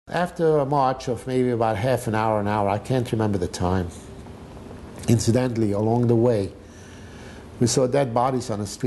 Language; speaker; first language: English; non-native, fluent; Hungarian